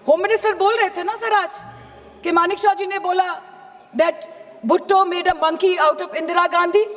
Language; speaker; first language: Hindi; non-native, local second language; Bangla